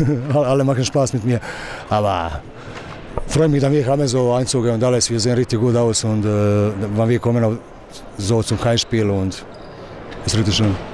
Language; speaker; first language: German; non-native, learner; Croatian